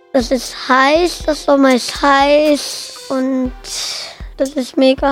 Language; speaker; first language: German; non-native, local second language; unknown